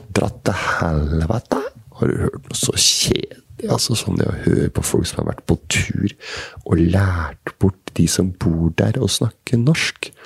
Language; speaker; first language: Norwegian; native; Norwegian